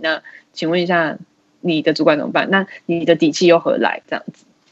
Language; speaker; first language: Chinese; native; Chinese